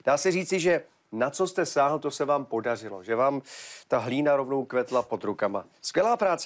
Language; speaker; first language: Czech; native; Czech